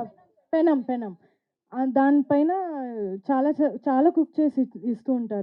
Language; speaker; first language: Telugu; non-native, fluent; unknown